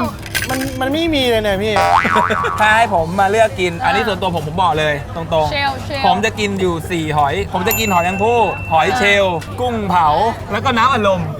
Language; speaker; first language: Thai; native; Thai